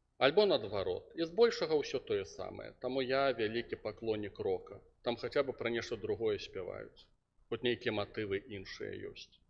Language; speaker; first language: Belarusian; non-native, local second language; Russian